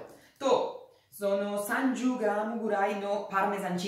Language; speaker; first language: Japanese; non-native, learner; Italian